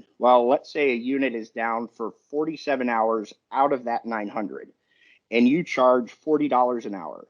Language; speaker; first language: English; native; English